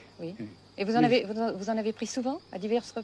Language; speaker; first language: French; native; French